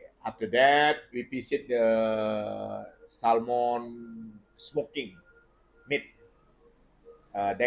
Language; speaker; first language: English; non-native, learner; Indonesian